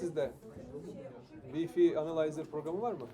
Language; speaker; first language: Turkish; native; Turkish